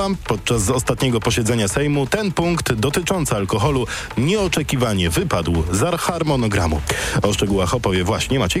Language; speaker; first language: Polish; native; Polish